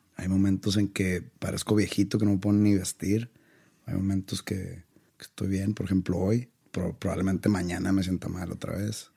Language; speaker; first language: Spanish; native; Spanish